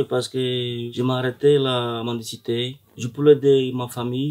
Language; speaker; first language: French; non-native, learner; Romany